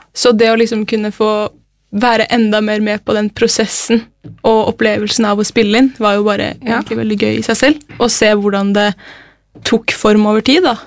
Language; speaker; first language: Norwegian; native; Norwegian